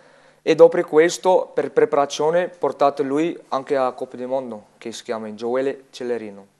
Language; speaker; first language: Italian; non-native, learner; Afrikaans